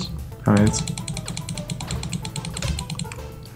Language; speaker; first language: German; native; German